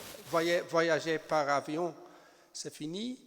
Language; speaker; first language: French; non-native, fluent; German